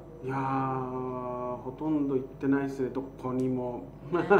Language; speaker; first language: Japanese; native; Japanese